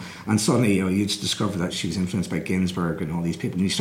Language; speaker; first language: English; native; English